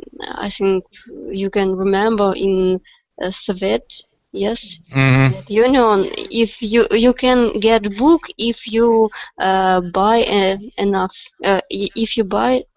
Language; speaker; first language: English; non-native, learner; Russian